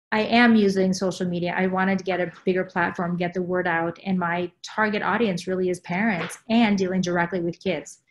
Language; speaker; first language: English; native; English